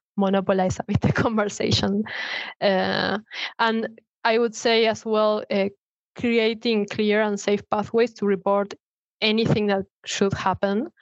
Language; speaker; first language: English; non-native, fluent; Spanish